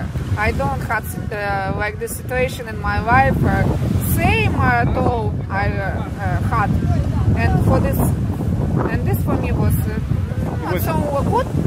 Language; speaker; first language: English; non-native, learner; Russian